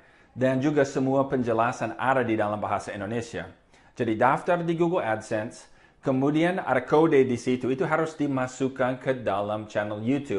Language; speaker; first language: Indonesian; non-native, fluent; English